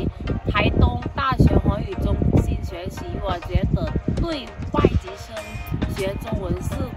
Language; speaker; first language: Chinese; non-native, learner; Thai